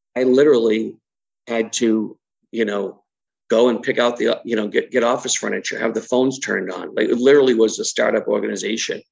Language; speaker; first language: English; native; English